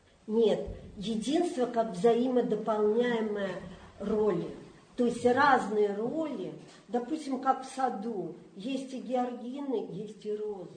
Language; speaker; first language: Russian; native; Russian